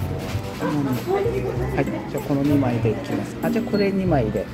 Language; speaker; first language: Japanese; native; Japanese